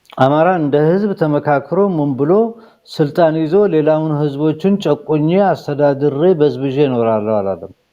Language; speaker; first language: Amharic; non-native, local second language; Somali